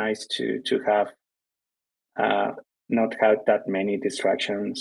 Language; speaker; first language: English; non-native, fluent; Spanish